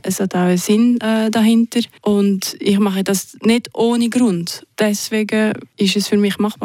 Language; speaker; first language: German; non-native, local second language; French